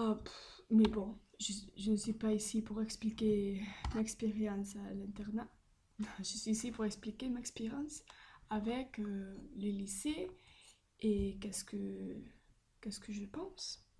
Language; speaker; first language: French; non-native, learner; Spanish